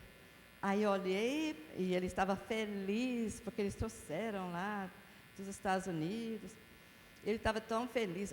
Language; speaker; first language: Portuguese; non-native, fluent; English